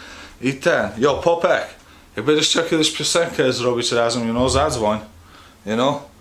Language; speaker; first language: Polish; early bilingual, heritage; Polish